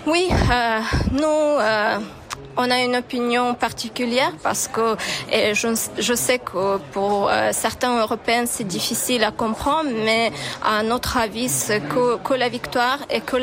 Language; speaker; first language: French; non-native, fluent; Ukrainian